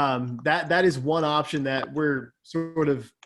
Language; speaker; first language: English; native; English